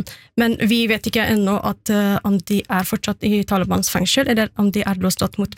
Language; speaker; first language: Norwegian; non-native, fluent; Persian